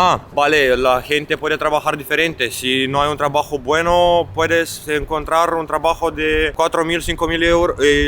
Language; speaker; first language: Spanish; non-native, learner; Romanian